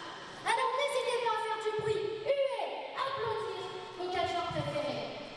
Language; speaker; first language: French; native; French